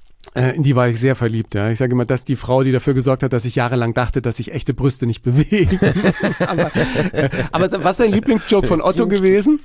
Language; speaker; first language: German; native; German